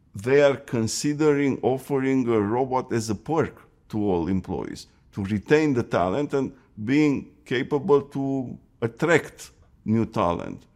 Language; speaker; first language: English; non-native, fluent; Romanian